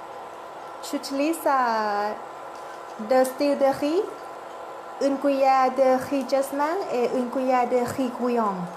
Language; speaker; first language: French; non-native, learner; Thai